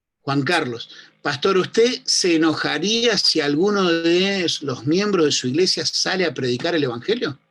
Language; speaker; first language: Spanish; native; Spanish